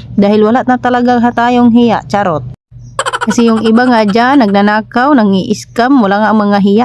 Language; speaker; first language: Filipino; non-native, local second language; Waray